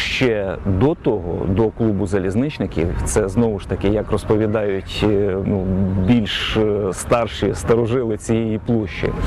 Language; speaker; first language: Ukrainian; native; Ukrainian